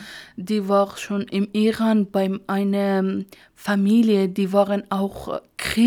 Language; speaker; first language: German; non-native, learner; Persian